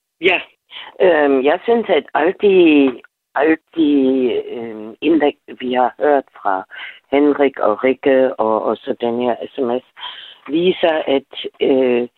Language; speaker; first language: Danish; non-native, fluent; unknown